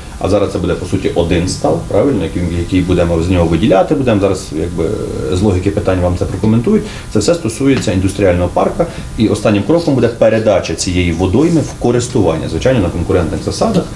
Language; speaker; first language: Ukrainian; native; Ukrainian